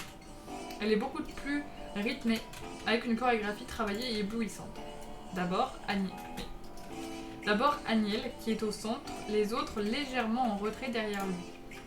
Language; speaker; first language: French; native; French